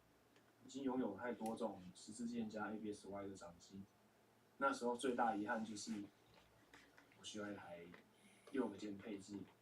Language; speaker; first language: Chinese; native; Chinese